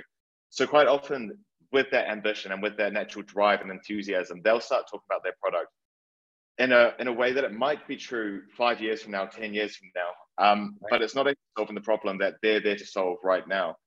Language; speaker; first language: English; native; English